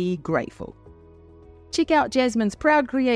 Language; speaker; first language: English; native; English